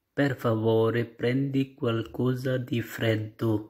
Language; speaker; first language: Italian; non-native, learner; Urdu